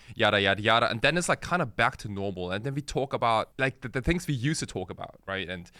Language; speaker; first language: English; early bilingual, other home language; Japanese